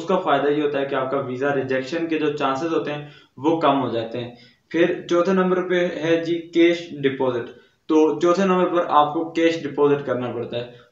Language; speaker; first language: Urdu; non-native, local second language; Punjabi